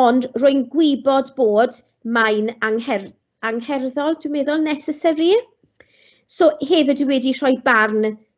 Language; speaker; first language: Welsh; non-native, local second language; English